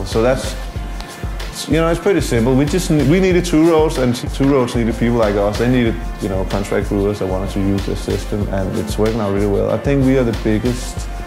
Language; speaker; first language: English; non-native, fluent; Danish